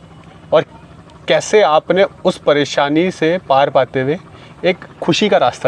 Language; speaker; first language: Hindi; native; Hindi